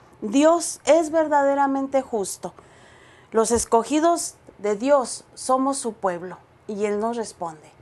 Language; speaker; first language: Spanish; native; Spanish